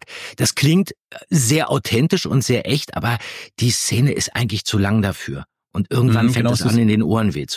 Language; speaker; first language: German; native; German